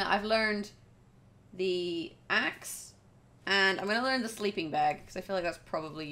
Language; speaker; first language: English; native; English